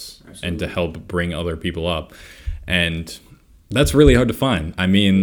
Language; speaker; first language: English; native; English